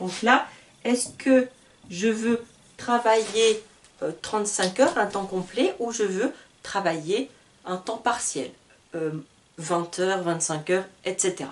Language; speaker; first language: French; native; French